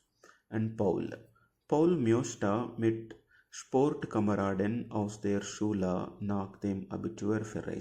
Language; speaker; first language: German; non-native, fluent; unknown